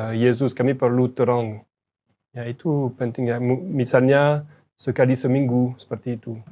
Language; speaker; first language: Indonesian; non-native, learner; French